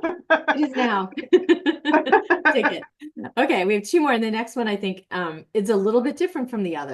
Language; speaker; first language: English; native; English